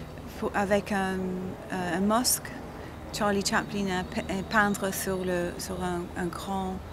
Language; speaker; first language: French; non-native, learner; English